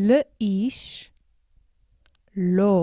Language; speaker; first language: Hebrew; non-native, fluent; English